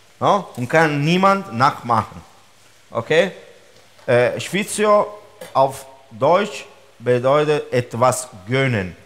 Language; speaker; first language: German; non-native, learner; Italian